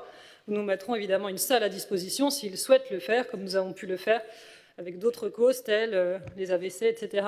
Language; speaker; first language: French; native; French